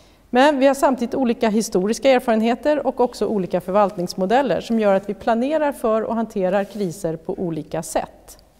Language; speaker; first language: Swedish; native; Swedish